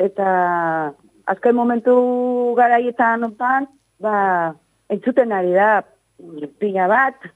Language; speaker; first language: Basque; non-native, local second language; Spanish